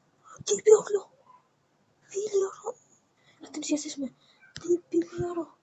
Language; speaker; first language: Arabic; native; Arabic